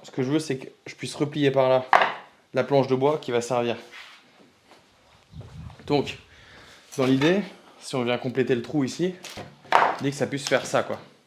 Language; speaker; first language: French; native; French